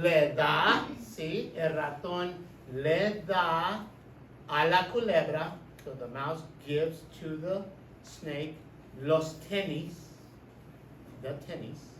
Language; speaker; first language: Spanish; non-native, fluent; English